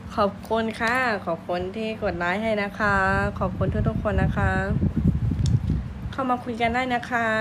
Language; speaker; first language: Thai; non-native, local second language; Shan